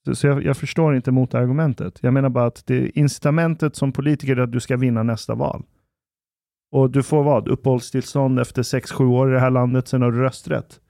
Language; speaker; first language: Swedish; early bilingual, other home language; Persian